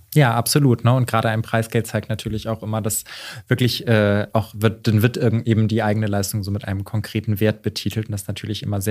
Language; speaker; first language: German; native; German